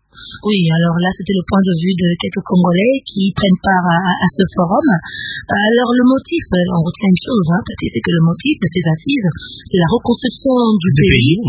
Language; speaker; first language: French; non-native, local second language; Lingala